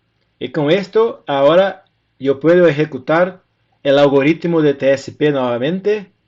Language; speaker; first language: Spanish; non-native, fluent; Portuguese